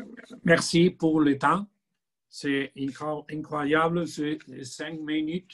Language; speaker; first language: French; non-native, learner; Spanish